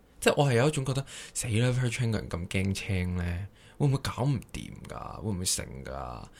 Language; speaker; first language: Cantonese; native; Cantonese